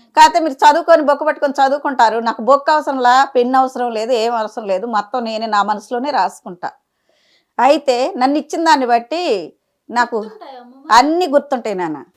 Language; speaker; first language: Telugu; native; Telugu